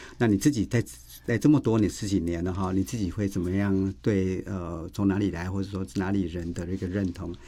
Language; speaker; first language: Chinese; native; Chinese